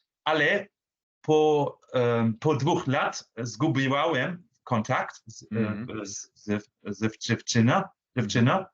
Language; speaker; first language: Polish; non-native, learner; German